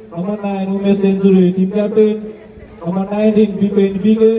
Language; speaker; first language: English; non-native, local second language; Nepali